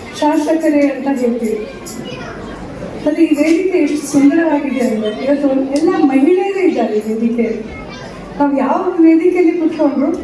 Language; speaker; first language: Kannada; native; Kannada